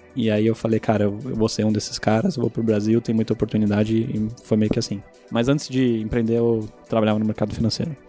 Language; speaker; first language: Portuguese; non-native, fluent; German